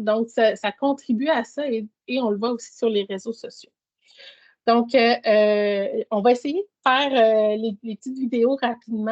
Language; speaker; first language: French; native; French